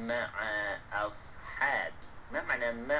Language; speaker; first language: Arabic; non-native, fluent; Malay